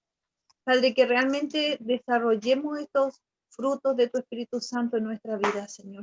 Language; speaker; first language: Spanish; native; Spanish